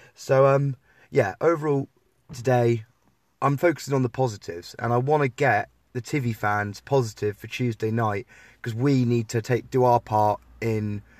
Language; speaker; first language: English; native; English